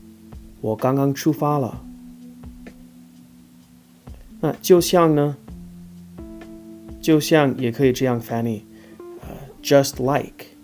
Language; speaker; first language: Chinese; non-native, fluent; English